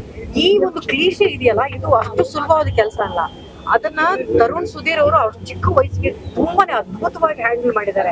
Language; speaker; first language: Kannada; native; Kannada